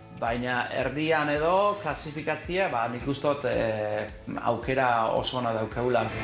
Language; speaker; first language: Basque; non-native, fluent; English